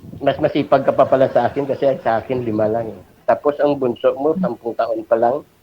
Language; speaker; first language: Filipino; non-native, local second language; Hiligaynon